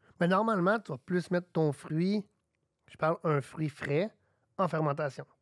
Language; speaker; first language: French; native; French